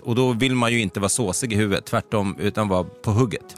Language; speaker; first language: Swedish; native; Swedish